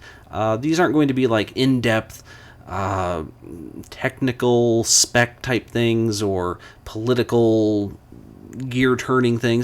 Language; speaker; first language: English; native; English